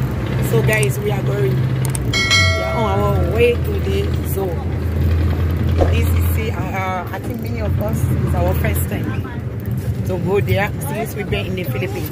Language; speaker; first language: English; non-native, learner; French